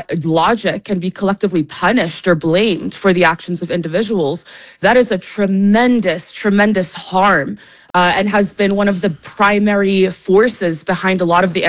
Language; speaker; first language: English; non-native, fluent; Russian